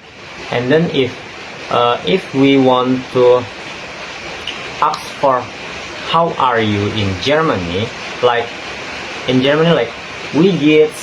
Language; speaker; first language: English; non-native, learner; Indonesian